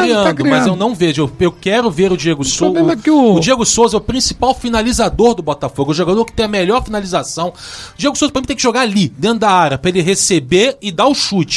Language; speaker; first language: Portuguese; native; Portuguese